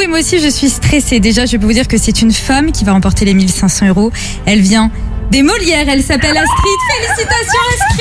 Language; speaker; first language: French; native; French